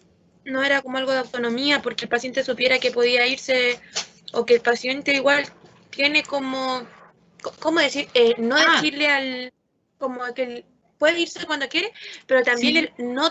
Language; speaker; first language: Spanish; native; Spanish